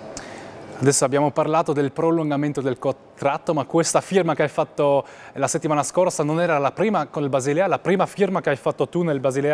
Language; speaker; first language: Italian; non-native, local second language; German